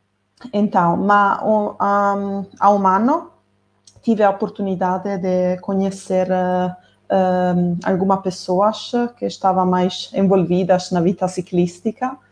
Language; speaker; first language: Portuguese; non-native, fluent; Italian